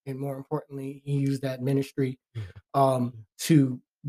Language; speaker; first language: English; native; English